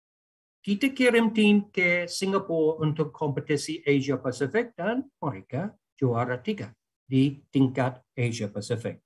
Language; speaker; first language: Indonesian; non-native, fluent; English